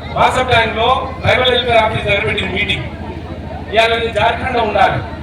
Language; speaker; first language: Telugu; non-native, local second language; Lambadi